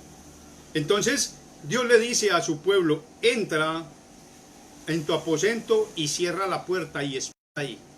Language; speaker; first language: Spanish; native; Spanish